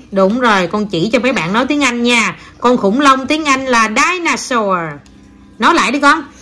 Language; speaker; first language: Vietnamese; native; Vietnamese